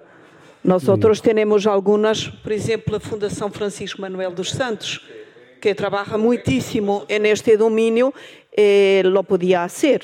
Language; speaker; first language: Spanish; non-native, fluent; Portuguese